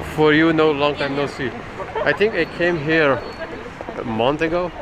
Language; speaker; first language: English; non-native, fluent; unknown